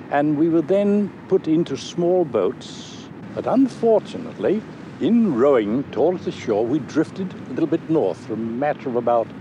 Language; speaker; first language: English; native; English